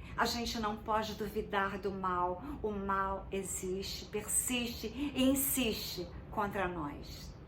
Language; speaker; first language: Portuguese; native; Portuguese